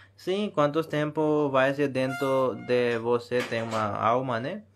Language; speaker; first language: Portuguese; non-native, learner; Hindi